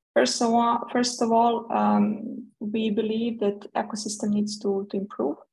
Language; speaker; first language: English; non-native, fluent; Serbian